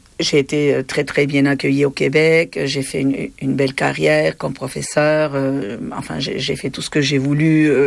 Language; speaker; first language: French; non-native, fluent; Spanish